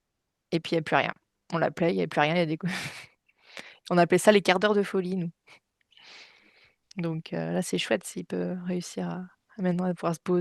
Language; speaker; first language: French; native; French